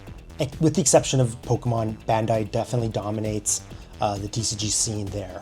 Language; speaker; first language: English; native; English